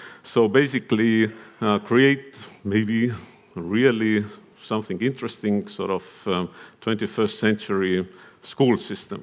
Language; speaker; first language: English; non-native, fluent; Estonian